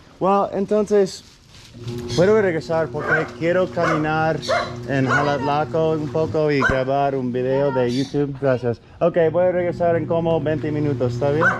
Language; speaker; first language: Spanish; non-native, learner; English